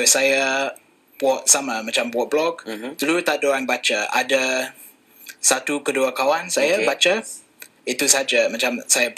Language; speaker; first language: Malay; non-native, fluent; English